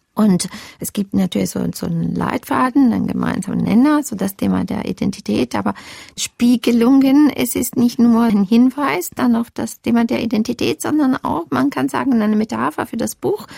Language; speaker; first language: German; non-native, fluent; Italian